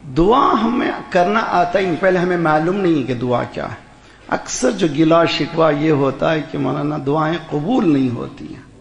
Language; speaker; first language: Urdu; native; Urdu